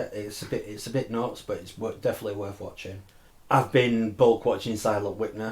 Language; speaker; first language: English; native; English